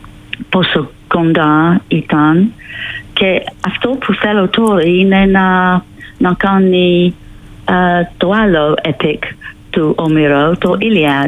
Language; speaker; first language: Greek; non-native, fluent; English